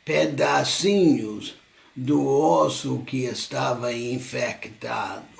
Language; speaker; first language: Portuguese; non-native, fluent; English